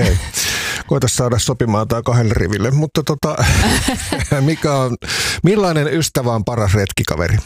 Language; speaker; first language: Finnish; native; Finnish